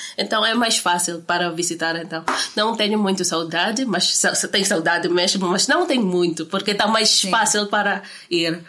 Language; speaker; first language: Portuguese; non-native, learner; Filipino